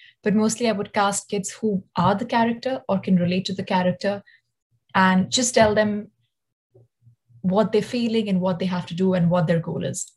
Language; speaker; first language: English; non-native, local second language; Hindi